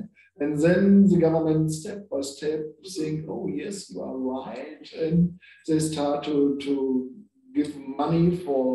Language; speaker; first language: English; non-native, learner; German